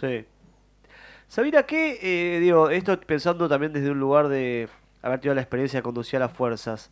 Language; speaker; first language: Spanish; native; Spanish